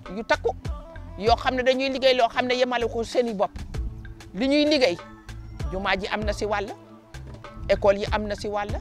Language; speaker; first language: Wolof; non-native, local second language; Serer